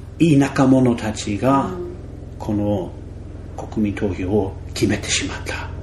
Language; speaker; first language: Japanese; non-native, fluent; English